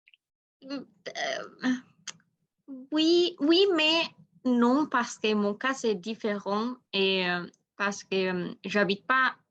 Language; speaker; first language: French; non-native, learner; Spanish